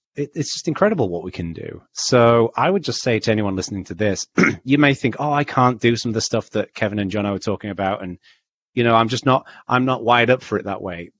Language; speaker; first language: English; native; English